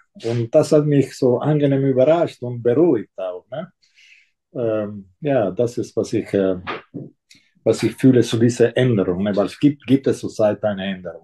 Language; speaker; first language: German; non-native, local second language; Italian